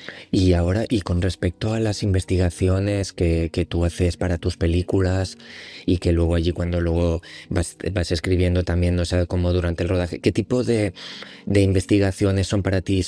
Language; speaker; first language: Spanish; native; Spanish